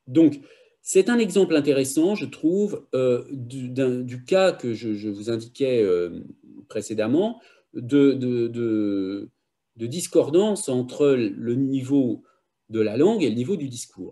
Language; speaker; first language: French; native; French